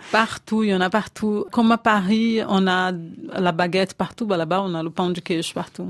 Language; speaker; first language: French; non-native, fluent; Portuguese